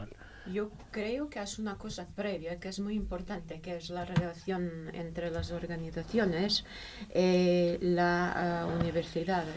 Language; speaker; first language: Spanish; non-native, fluent; Portuguese